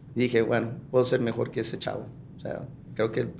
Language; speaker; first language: Spanish; early bilingual, heritage; Spanish